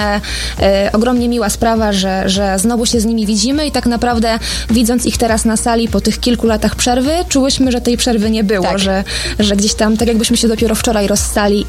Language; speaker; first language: Polish; native; Polish